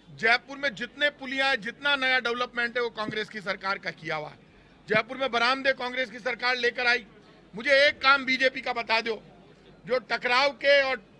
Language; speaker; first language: Hindi; native; Hindi